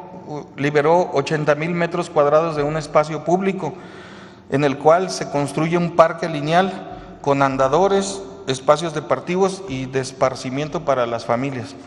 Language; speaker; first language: Spanish; native; Spanish